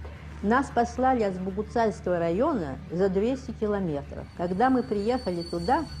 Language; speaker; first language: Russian; native; Russian